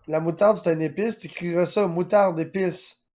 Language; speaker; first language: French; native; French